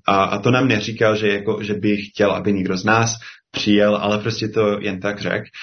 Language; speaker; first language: Czech; non-native, fluent; English